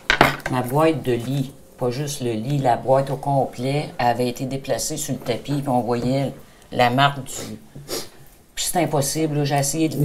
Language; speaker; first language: French; native; French